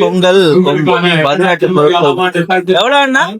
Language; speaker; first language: Tamil; native; Tamil